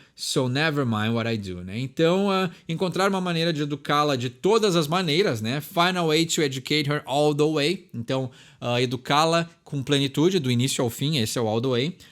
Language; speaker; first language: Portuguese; native; Portuguese